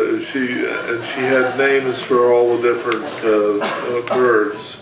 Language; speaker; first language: English; native; English